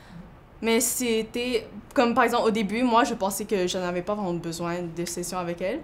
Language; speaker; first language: French; early bilingual, other home language; Chinese